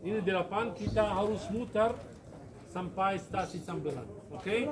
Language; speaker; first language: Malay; non-native, fluent; Arabic